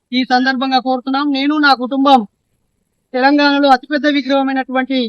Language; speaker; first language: Telugu; native; Telugu